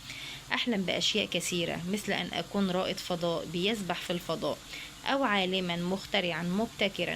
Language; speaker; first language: Arabic; native; Arabic